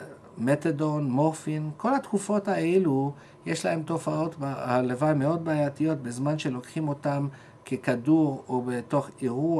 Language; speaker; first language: Hebrew; non-native, fluent; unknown